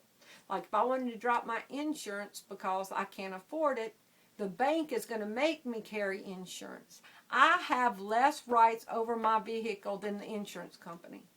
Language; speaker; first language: English; native; English